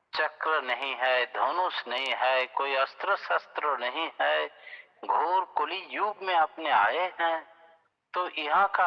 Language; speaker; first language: Hindi; non-native, local second language; Bangla